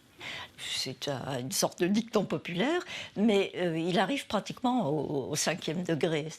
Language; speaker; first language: French; native; French